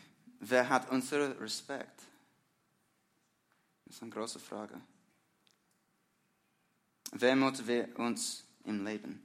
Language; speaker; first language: German; non-native, learner; English